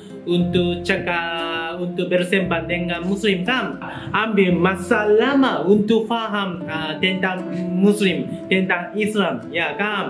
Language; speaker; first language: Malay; non-native, learner; Japanese